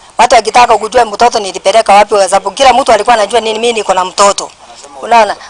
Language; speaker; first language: Swahili; non-native, local second language; Luyia